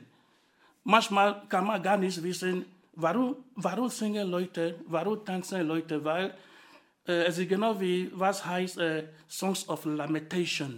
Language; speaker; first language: German; non-native, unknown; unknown